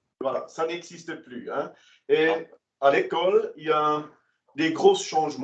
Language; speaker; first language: French; non-native, local second language; German